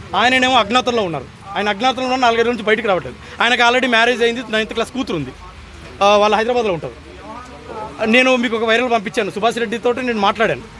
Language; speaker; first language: Telugu; native; Telugu